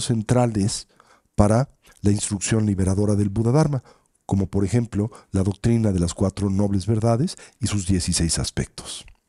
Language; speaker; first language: Spanish; native; Spanish